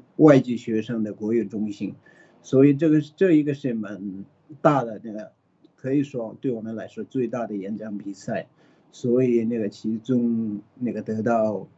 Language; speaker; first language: Chinese; early bilingual, other home language; Tibetan